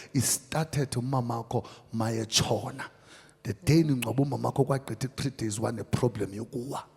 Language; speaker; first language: Zulu; non-native, local second language; Xhosa